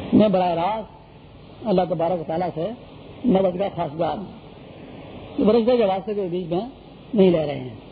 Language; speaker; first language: Urdu; non-native, local second language; Pashto